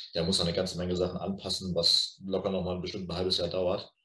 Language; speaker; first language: German; native; German